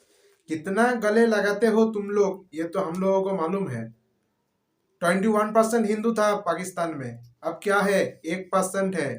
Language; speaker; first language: Hindi; non-native, local second language; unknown